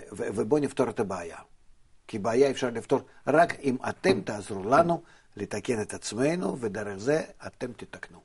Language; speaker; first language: Hebrew; non-native, fluent; Russian